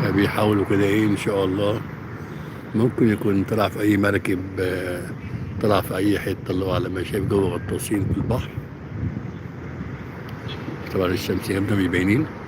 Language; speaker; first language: Arabic; native; Arabic